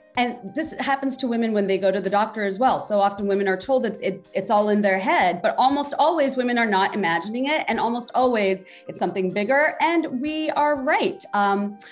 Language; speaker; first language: English; non-native, local second language; Bangla